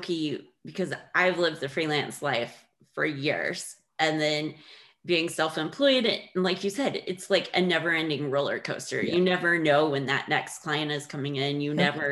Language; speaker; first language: English; native; English